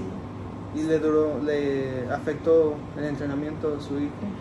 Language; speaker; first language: Spanish; early bilingual, heritage; Spanish